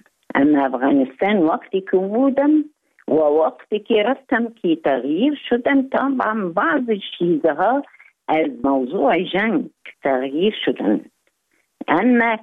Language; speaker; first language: Persian; non-native, fluent; Arabic